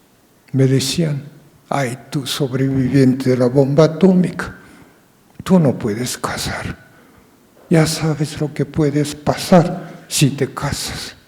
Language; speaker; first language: Spanish; non-native, fluent; Japanese